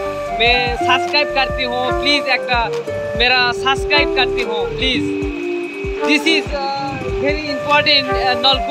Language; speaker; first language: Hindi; non-native, learner; Bangla